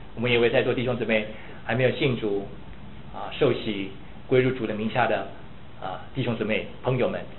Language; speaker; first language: Chinese; native; Chinese